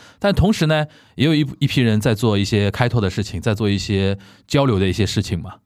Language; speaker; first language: Chinese; native; Chinese